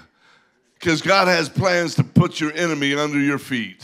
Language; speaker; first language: English; native; English